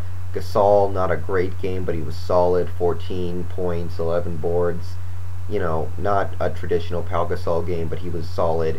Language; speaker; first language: English; native; English